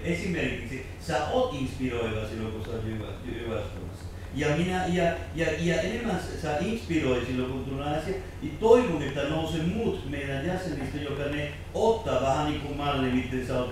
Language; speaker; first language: Finnish; non-native, fluent; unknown